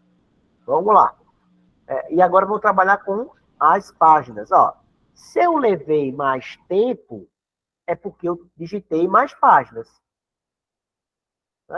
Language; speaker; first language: Portuguese; native; Portuguese